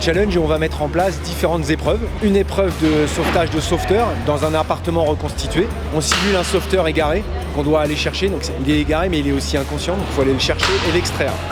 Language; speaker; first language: French; native; French